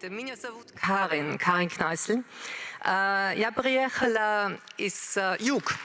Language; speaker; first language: Russian; non-native, learner; German